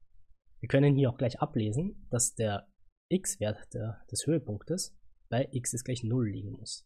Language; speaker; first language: German; native; German